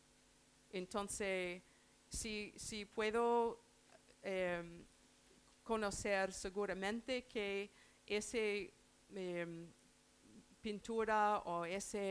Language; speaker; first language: Spanish; non-native, learner; English